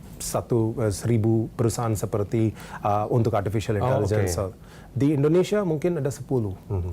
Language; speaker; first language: Indonesian; non-native, learner; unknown